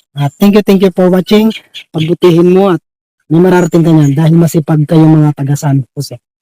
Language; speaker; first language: Filipino; native; Filipino